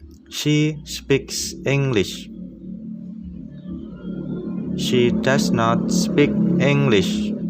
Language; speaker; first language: English; non-native, fluent; Indonesian